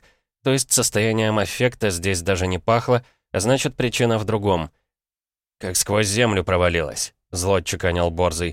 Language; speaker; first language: Russian; native; Russian